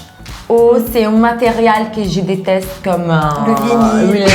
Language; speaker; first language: French; non-native, learner; Italian